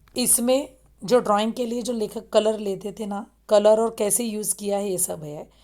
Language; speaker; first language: Hindi; non-native, local second language; Marathi